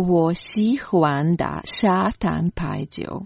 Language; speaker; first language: Chinese; non-native, learner; Croatian